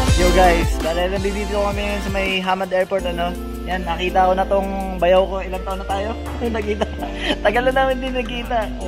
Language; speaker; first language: Filipino; native; Filipino